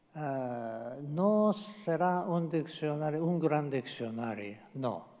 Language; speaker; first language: Catalan; non-native, fluent; Japanese